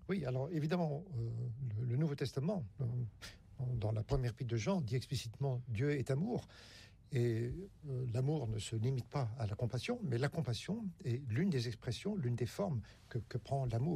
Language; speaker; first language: French; native; French